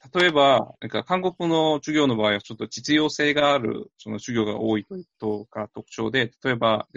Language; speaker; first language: Japanese; non-native, fluent; Korean